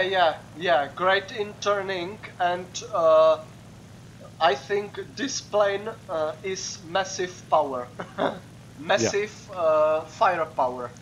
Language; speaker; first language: English; non-native, learner; Czech